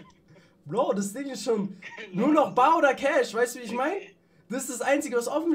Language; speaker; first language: German; native; German